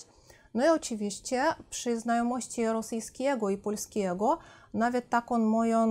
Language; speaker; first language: Polish; non-native, fluent; Russian